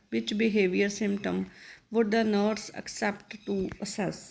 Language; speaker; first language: English; non-native, local second language; Punjabi